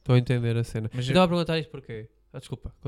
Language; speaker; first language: Portuguese; native; Portuguese